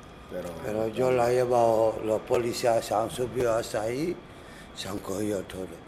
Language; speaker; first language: Spanish; non-native, learner; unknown